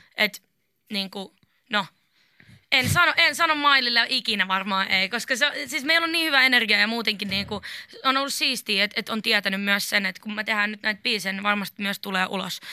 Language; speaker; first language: Finnish; native; Finnish